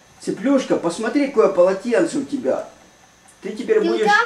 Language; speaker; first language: Russian; native; Russian